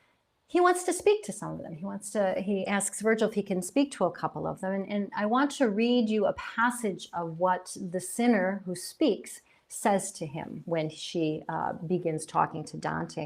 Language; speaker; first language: English; native; English